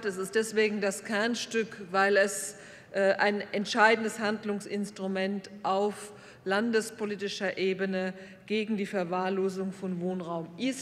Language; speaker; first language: German; native; German